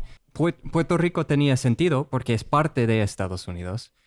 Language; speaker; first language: Spanish; non-native, fluent; English